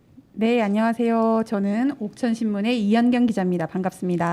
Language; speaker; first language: Korean; native; Korean